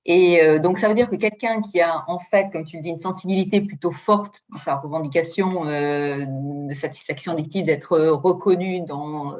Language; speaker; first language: French; native; French